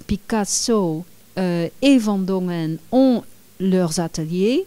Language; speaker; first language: French; non-native, fluent; Dutch